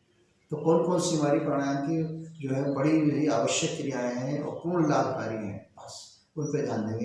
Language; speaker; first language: Hindi; native; Hindi